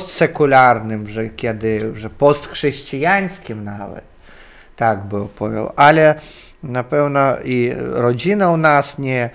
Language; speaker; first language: Polish; non-native, learner; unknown